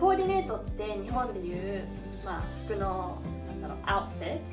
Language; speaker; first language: Japanese; early bilingual, heritage; Japanese